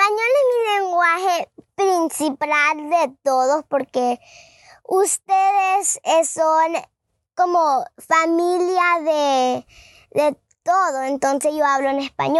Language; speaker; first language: Spanish; early bilingual, heritage; Spanish